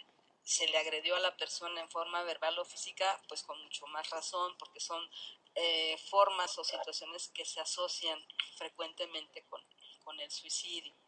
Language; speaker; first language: Spanish; native; Spanish